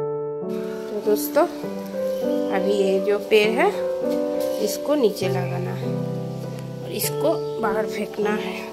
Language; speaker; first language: Hindi; non-native, local second language; Bangla